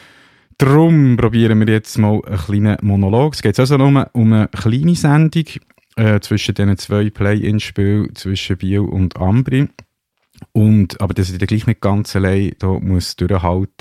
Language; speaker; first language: German; native; German